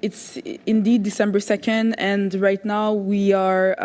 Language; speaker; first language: English; non-native, local second language; French